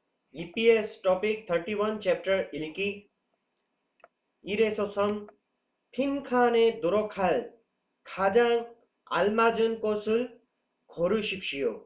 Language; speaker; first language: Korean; non-native, learner; Urdu